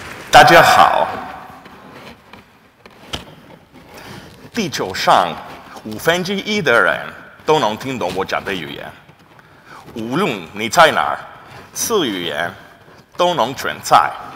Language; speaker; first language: Chinese; non-native, fluent; Spanish